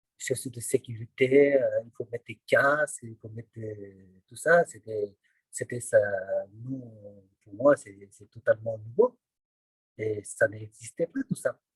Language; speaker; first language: French; non-native, fluent; Nepali